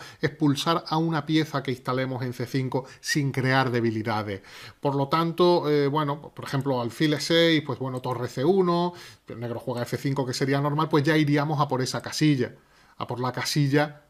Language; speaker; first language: Spanish; native; Spanish